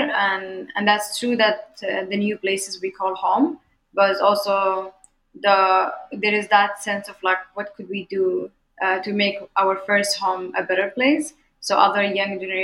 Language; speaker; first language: English; non-native, fluent; Arabic